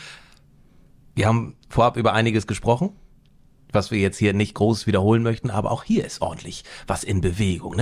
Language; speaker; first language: German; native; German